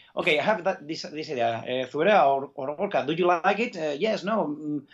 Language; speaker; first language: English; early bilingual, other home language; Basque